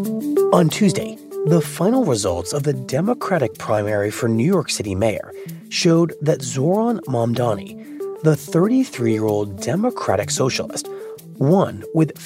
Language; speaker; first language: English; native; English